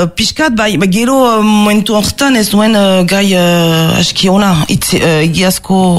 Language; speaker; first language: Basque; non-native, local second language; French